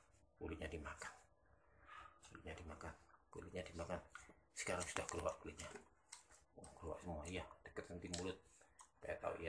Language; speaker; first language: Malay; non-native, local second language; Javanese